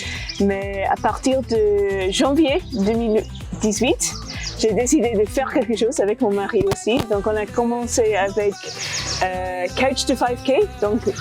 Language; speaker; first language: French; non-native, fluent; English